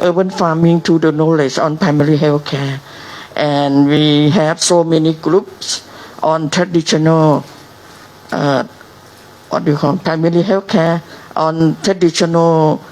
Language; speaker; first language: English; non-native, learner; Thai